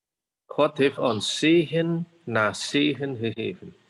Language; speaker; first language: Dutch; non-native, fluent; Indonesian